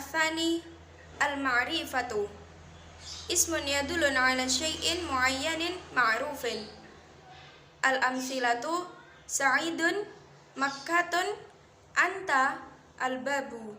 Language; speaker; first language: Arabic; non-native, learner; Indonesian